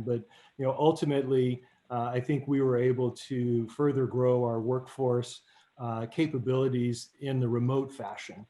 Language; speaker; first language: English; native; English